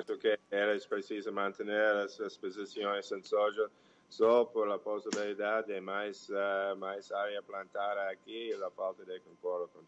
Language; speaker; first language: Portuguese; non-native, fluent; English